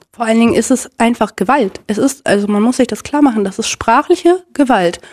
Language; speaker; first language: German; native; German